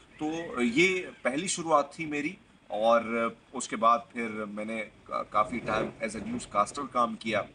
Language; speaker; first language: Urdu; non-native, local second language; Pashto